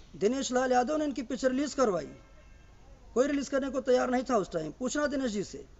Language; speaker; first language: Hindi; native; Hindi